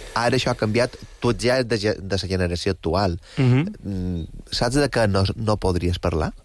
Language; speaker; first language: Catalan; native; Catalan